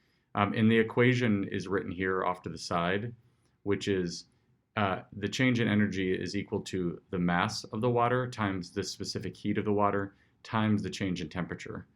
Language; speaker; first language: English; native; English